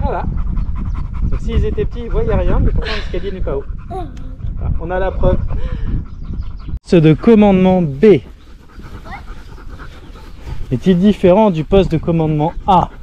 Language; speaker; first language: French; native; French